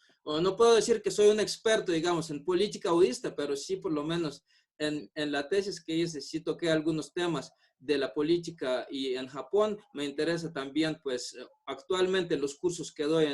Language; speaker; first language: Spanish; non-native, fluent; Buriat